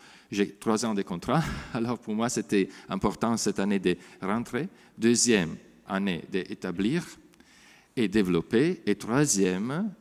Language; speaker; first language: French; non-native, fluent; Italian